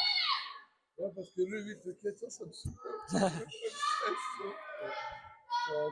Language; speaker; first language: French; native; French